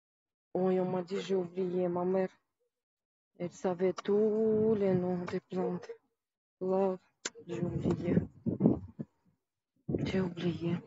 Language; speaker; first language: French; non-native, fluent; Russian